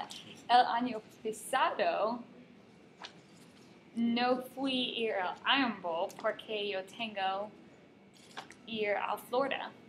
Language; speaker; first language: Spanish; non-native, learner; English